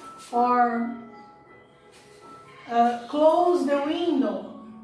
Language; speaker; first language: English; non-native, learner; Portuguese